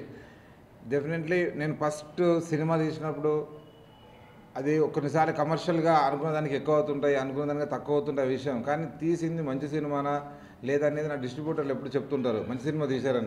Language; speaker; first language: Telugu; native; Telugu